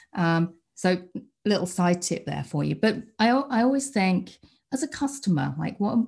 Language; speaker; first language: English; native; English